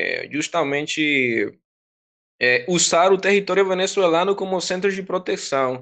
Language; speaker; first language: Portuguese; non-native, fluent; Spanish